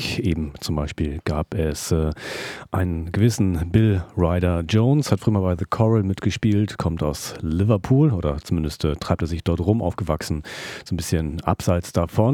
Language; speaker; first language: German; native; German